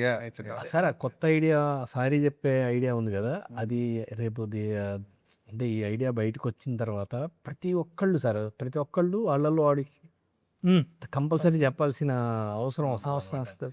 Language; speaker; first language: Telugu; native; Telugu